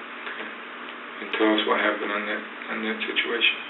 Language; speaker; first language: English; native; English